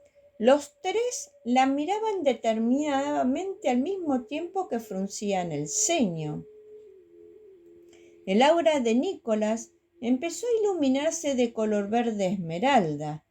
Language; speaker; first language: Spanish; native; Spanish